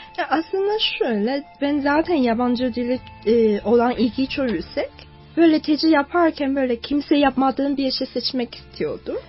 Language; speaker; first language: Turkish; non-native, fluent; Chinese